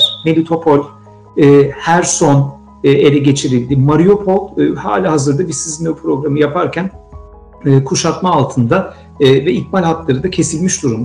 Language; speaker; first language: Turkish; native; Turkish